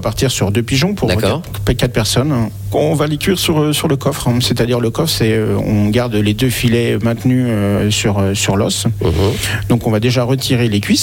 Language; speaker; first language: French; native; French